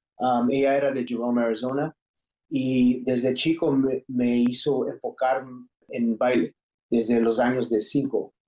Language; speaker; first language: Spanish; early bilingual, heritage; English